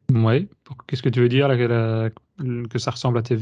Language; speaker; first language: French; native; French